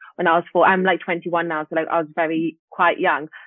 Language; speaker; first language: English; native; English